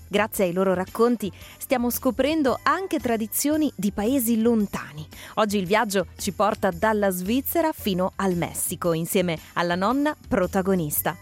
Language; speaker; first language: Italian; native; Italian